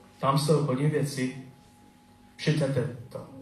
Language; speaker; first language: Czech; non-native, learner; English